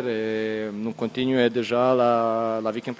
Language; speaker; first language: French; non-native, learner; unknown